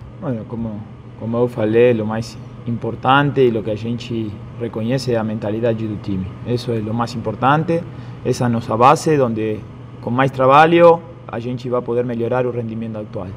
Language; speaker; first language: Portuguese; non-native, fluent; Spanish